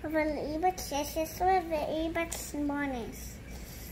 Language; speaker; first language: Hebrew; early bilingual, heritage; Hebrew